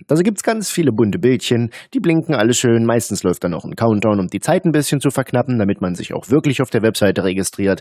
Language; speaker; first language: German; native; German